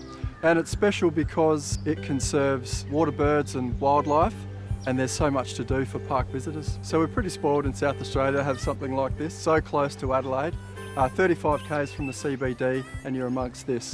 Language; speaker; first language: English; native; English